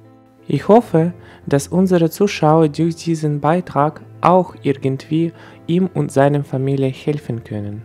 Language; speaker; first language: German; non-native, fluent; Russian